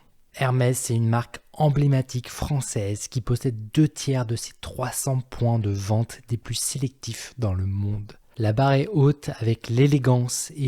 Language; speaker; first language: French; native; French